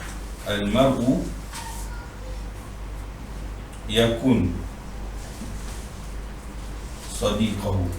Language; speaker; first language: Arabic; non-native, fluent; Malay